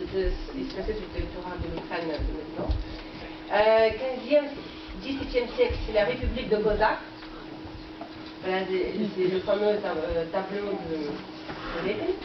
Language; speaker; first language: French; non-native, fluent; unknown